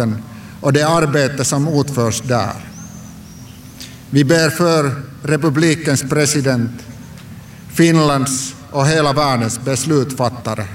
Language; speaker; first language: Swedish; non-native, local second language; Finnish